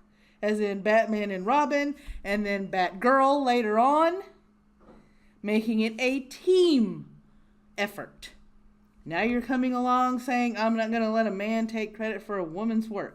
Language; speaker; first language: English; native; English